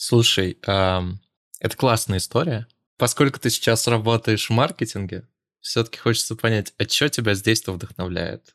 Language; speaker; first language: Russian; native; Russian